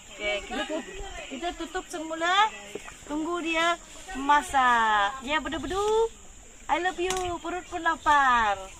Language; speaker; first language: Malay; non-native, local second language; Iban